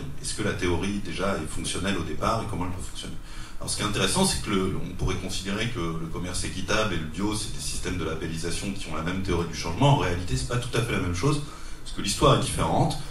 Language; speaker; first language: French; native; French